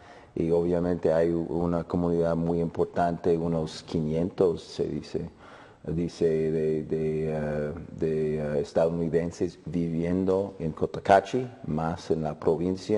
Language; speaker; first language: Spanish; non-native, fluent; English